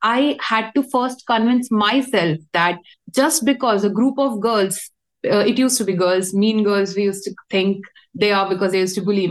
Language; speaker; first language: English; non-native, local second language; Hindi